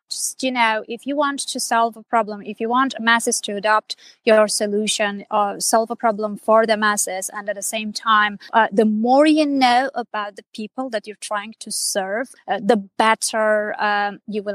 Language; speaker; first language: English; non-native, fluent; Armenian